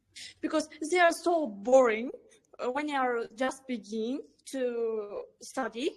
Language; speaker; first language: English; non-native, learner; Uzbek